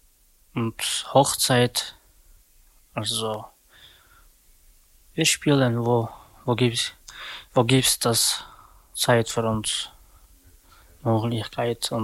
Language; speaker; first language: German; non-native, learner; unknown